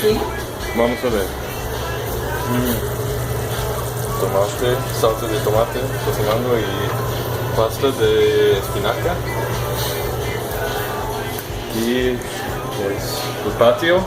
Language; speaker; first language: Spanish; non-native, learner; English